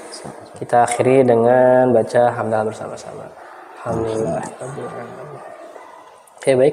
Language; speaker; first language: Indonesian; native; Indonesian